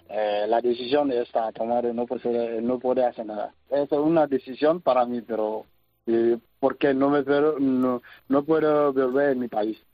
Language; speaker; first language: Spanish; non-native, learner; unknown